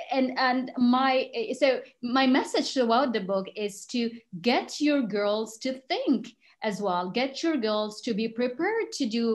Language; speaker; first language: English; non-native, fluent; Arabic